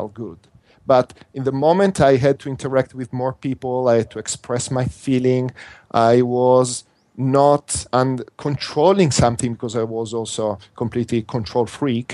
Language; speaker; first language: English; non-native, fluent; Italian